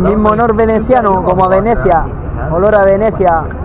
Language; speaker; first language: Spanish; native; Spanish